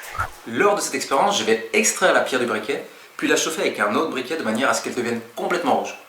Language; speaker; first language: French; native; French